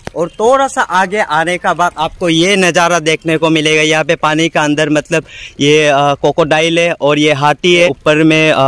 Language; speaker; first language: Hindi; non-native, local second language; Assamese